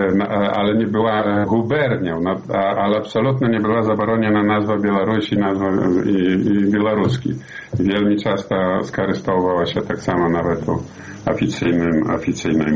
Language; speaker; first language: Polish; non-native, learner; Belarusian